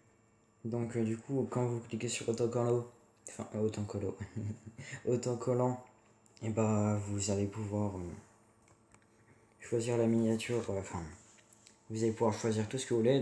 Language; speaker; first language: French; native; French